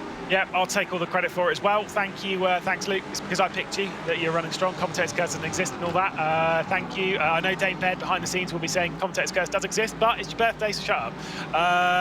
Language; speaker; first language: English; native; English